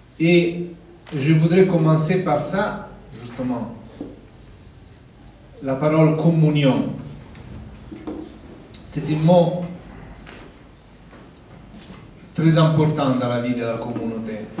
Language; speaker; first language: French; non-native, fluent; Italian